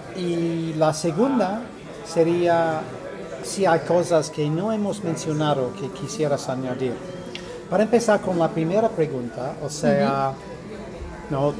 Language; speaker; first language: Spanish; non-native, fluent; English